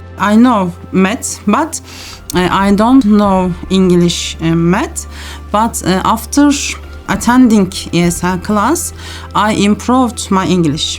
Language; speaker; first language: English; non-native, learner; Turkish